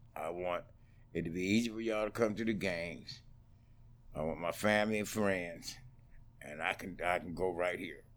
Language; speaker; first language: English; native; English